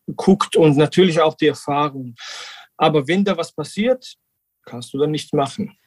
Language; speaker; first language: German; non-native, fluent; Georgian